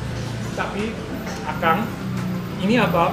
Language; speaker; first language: Indonesian; non-native, learner; Korean